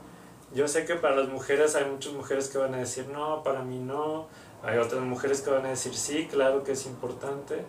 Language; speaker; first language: Spanish; native; Spanish